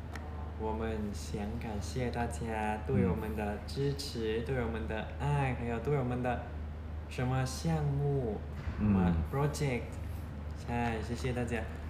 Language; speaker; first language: Chinese; non-native, learner; Thai